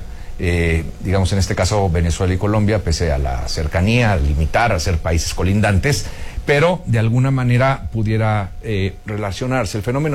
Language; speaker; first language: Spanish; native; Spanish